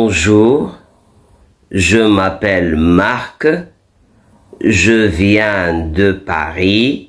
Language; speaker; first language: French; non-native, fluent; Arabic